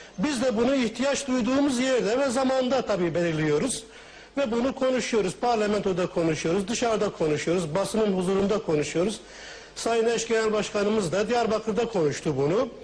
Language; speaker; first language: Turkish; non-native, local second language; Kurdish